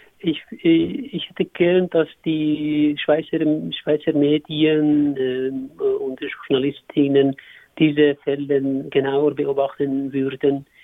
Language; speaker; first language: German; non-native, learner; Kurdish